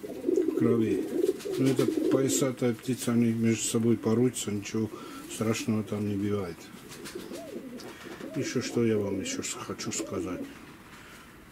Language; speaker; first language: Russian; non-native, local second language; Georgian